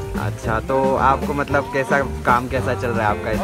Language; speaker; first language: Hindi; non-native, local second language; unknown